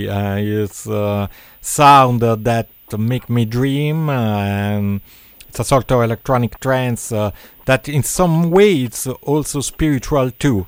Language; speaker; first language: English; non-native, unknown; Italian